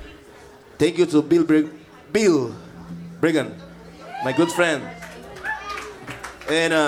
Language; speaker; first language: English; non-native, learner; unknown